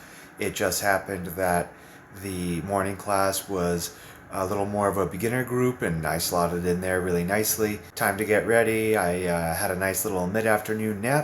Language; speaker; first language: English; native; English